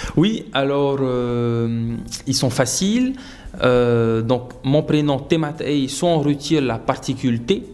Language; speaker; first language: French; native; French